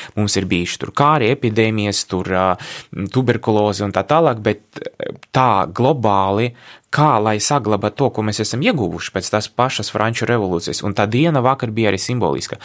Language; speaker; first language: Latvian; non-native, local second language; Russian